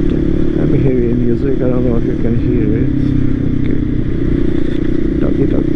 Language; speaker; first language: English; non-native, fluent; Portuguese